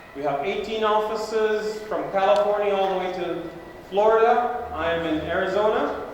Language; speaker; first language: English; non-native, local second language; Arabic